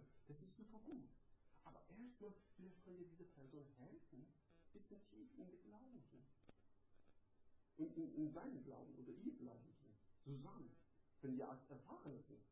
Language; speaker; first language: German; non-native, learner; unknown